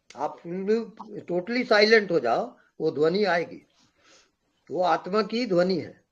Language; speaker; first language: Hindi; native; Hindi